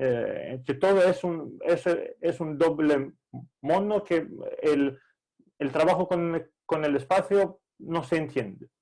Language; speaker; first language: Spanish; non-native, fluent; Greek